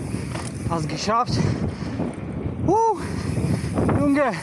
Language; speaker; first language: German; non-native, learner; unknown